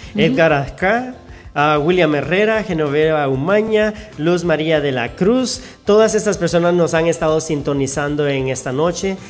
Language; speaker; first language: Spanish; native; Spanish